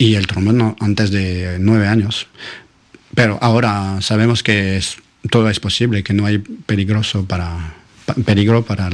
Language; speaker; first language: Spanish; non-native, fluent; French